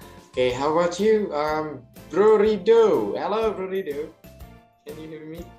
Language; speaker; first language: English; non-native, learner; Indonesian